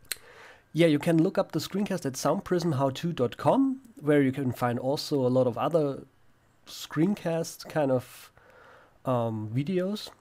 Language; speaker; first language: English; non-native, fluent; German